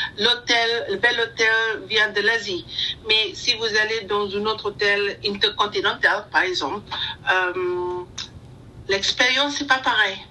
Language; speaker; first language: French; non-native, learner; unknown